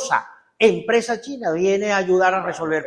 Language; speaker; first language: Spanish; native; Spanish